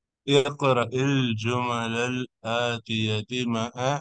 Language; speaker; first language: Arabic; non-native, learner; Urdu